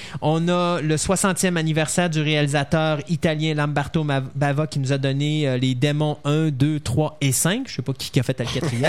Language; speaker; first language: French; native; French